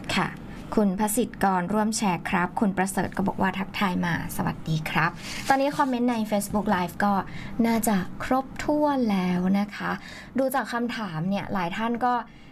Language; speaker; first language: Thai; native; Thai